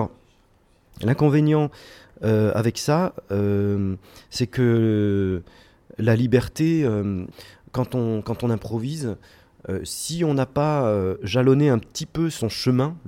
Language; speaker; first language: French; native; French